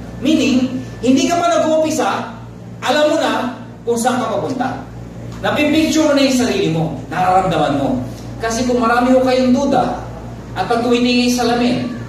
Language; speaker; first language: Filipino; non-native, local second language; Pangasinan